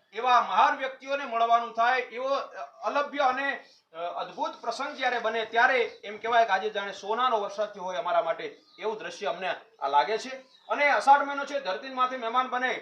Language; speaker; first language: Gujarati; native; Gujarati